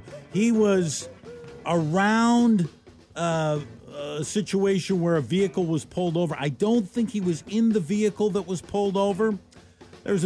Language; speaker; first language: English; native; English